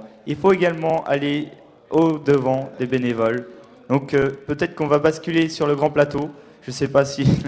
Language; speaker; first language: French; native; French